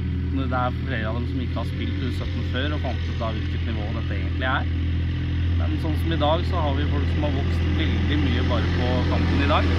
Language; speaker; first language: Norwegian; native; Norwegian